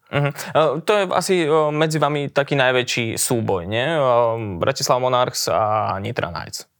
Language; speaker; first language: Slovak; native; Slovak